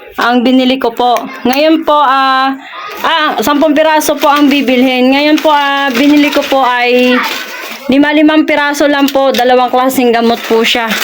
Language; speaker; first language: Filipino; non-native, local second language; Cebuano